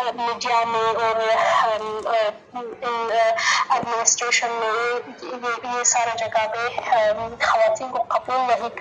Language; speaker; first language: Hindi; non-native, learner; Persian